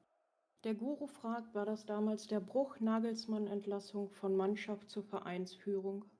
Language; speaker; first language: German; native; German